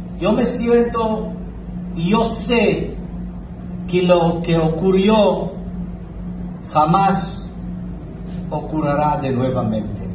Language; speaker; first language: Spanish; non-native, fluent; Hebrew